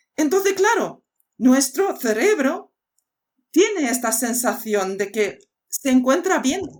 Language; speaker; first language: Spanish; non-native, fluent; Swedish